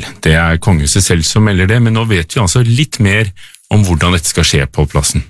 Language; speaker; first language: Norwegian; native; Norwegian